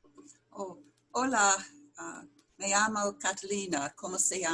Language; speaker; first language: Spanish; non-native, learner; English